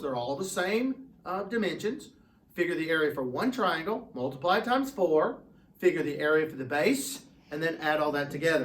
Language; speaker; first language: English; native; English